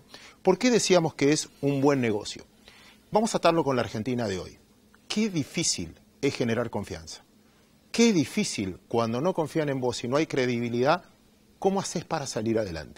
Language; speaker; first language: Spanish; native; Spanish